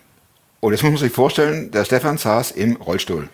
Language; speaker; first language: German; native; German